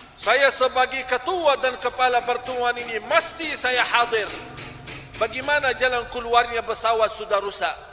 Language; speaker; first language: Malay; non-native, fluent; Arabic